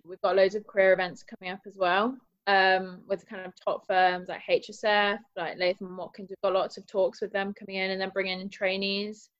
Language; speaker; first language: English; native; English